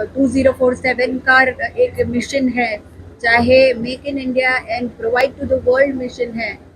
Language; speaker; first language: Hindi; non-native, local second language; Marathi